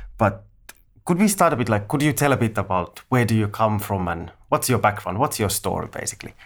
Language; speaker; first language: English; non-native, fluent; Finnish